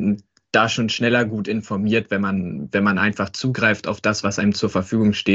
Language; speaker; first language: German; native; German